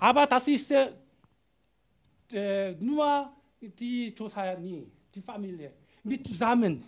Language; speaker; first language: German; non-native, learner; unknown